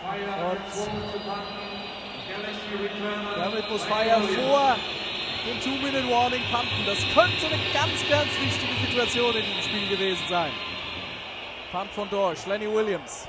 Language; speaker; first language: German; native; German